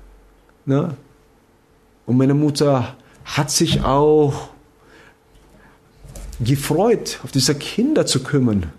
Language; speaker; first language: German; non-native, fluent; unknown